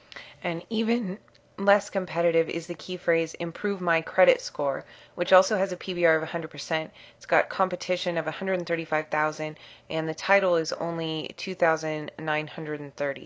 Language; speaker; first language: English; native; English